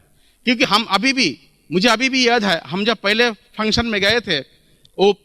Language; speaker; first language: Hindi; non-native, local second language; Bangla